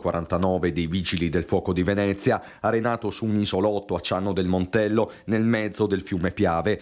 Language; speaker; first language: Italian; native; Italian